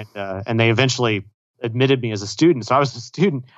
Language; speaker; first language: English; native; English